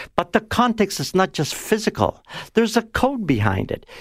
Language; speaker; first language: English; native; English